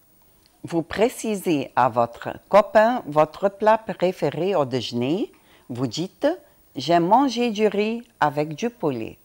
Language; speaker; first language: French; non-native, fluent; Arabic